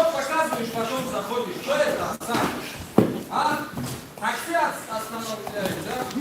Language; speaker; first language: Russian; native; Russian